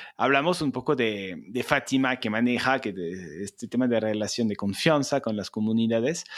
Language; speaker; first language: Spanish; non-native, fluent; French